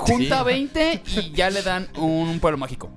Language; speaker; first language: Spanish; native; Spanish